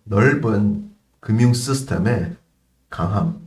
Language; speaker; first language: Korean; native; Korean